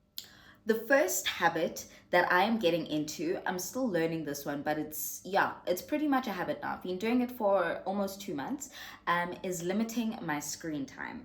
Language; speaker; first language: English; non-native, local second language; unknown